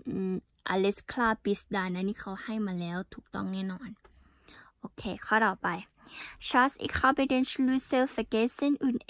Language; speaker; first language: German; non-native, learner; Thai